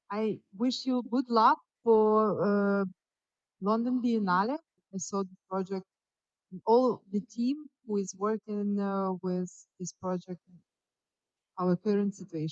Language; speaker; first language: English; non-native, fluent; Ukrainian